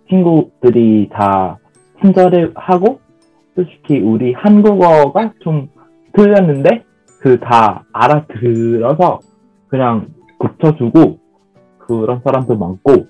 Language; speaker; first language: Korean; non-native, fluent; Vietnamese